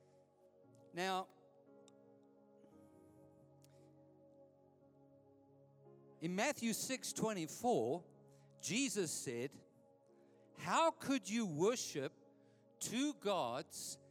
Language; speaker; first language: English; native; English